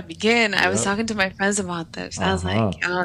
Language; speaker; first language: English; native; English